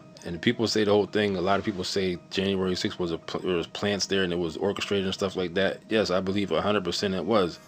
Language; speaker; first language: English; native; English